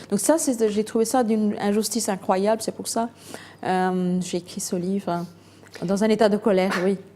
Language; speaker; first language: French; non-native, fluent; Bangla